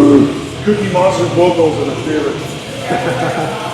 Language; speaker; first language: English; native; English